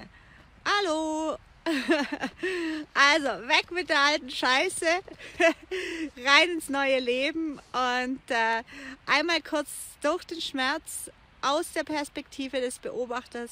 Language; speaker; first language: German; native; German